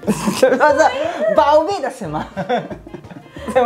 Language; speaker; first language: Chinese; non-native, learner; Japanese